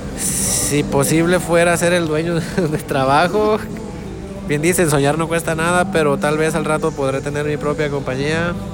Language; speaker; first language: Spanish; native; Spanish